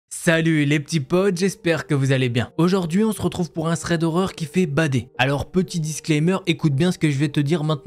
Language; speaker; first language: French; native; French